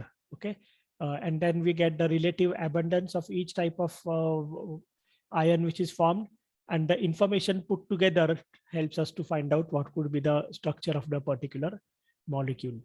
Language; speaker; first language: English; non-native, local second language; Marathi